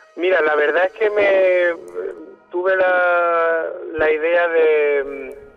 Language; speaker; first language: Spanish; native; Spanish